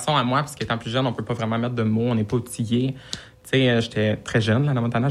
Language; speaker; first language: French; native; French